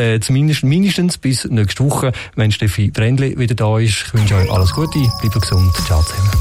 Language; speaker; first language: German; native; German